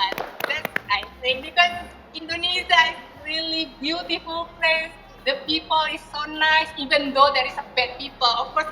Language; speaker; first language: English; non-native, learner; Indonesian